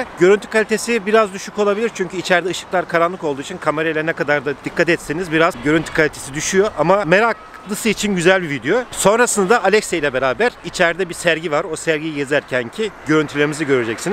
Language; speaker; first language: Turkish; native; Turkish